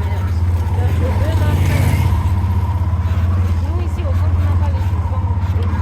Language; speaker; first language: French; non-native, local second language; Malagasy